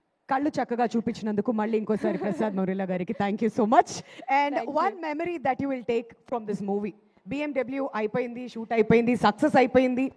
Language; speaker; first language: Telugu; native; Telugu